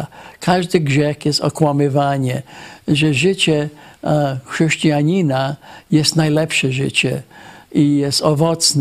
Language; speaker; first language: Polish; non-native, fluent; English